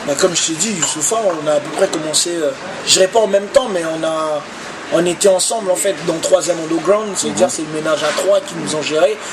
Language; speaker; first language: French; early bilingual, other home language; Lingala